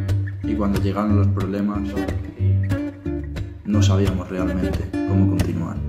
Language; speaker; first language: Spanish; native; Spanish